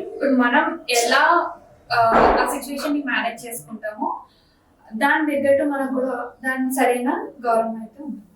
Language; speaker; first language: Telugu; non-native, local second language; Bangla